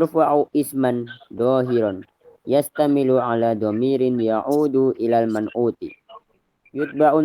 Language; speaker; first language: Arabic; non-native, learner; Indonesian